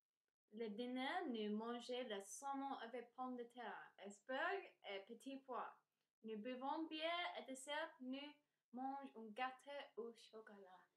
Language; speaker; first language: French; non-native, learner; Danish